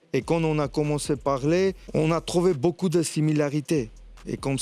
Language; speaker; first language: French; non-native, fluent; Armenian